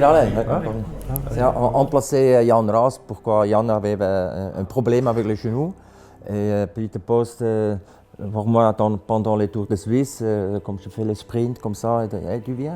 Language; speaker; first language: French; non-native, local second language; German